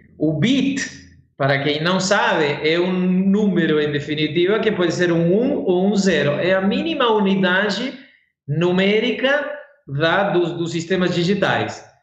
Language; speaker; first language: Portuguese; non-native, fluent; Spanish